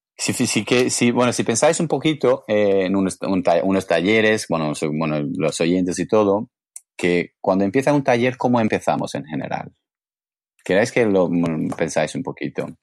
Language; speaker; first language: Spanish; non-native, learner; English